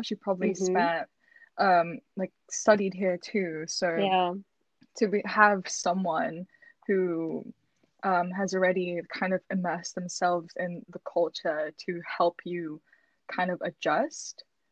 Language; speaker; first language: English; early bilingual, other home language; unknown